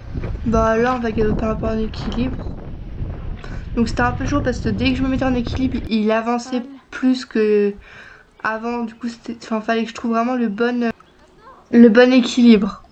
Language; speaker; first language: French; native; French